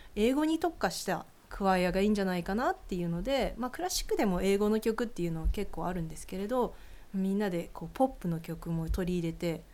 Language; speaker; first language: Japanese; native; Japanese